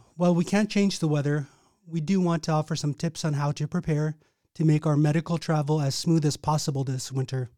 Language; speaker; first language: English; native; English